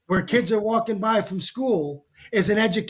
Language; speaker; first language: English; native; English